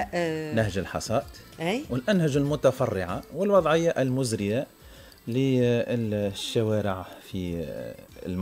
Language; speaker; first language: Arabic; native; Arabic